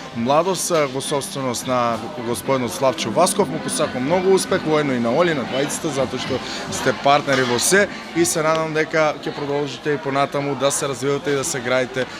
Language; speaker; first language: Macedonian; native; Macedonian